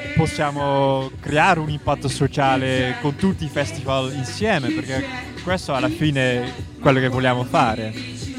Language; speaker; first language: Italian; non-native, fluent; Dutch